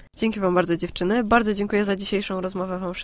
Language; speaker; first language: Polish; native; Polish